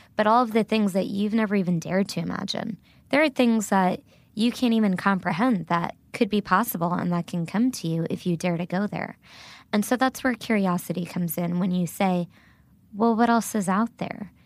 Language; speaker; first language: English; early bilingual, other home language; Gujarati